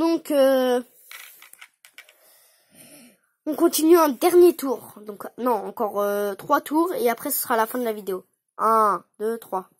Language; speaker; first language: French; native; French